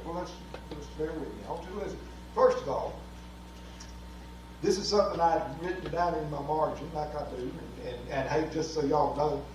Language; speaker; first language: English; native; English